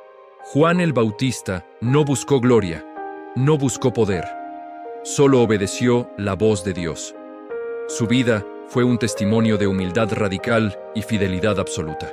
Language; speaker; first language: Spanish; native; Spanish